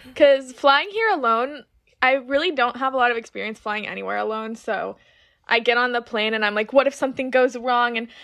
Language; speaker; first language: English; native; English